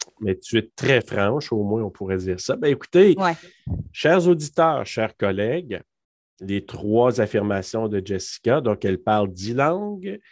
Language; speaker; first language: French; native; French